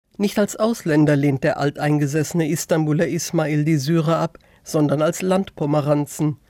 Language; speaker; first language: German; native; German